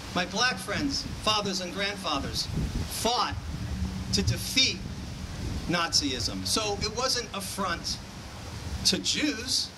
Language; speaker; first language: English; native; English